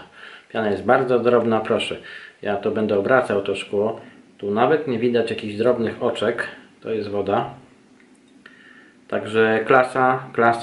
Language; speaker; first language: Polish; native; Polish